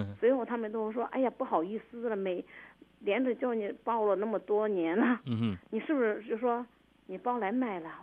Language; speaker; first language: Chinese; native; Chinese